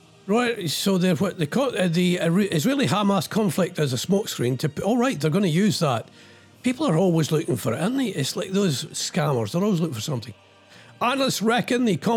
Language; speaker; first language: English; native; English